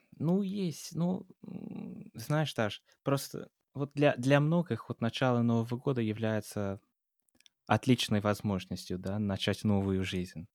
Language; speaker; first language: Russian; non-native, fluent; English